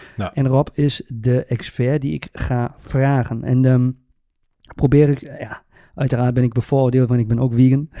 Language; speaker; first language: Dutch; native; Dutch